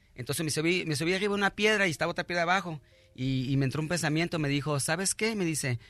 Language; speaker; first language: Spanish; native; Spanish